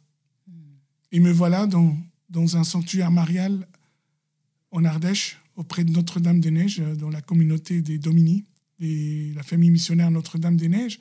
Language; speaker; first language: French; non-native, local second language; Arabic